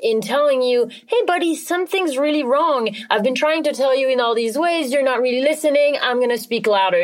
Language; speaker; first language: English; non-native, fluent; French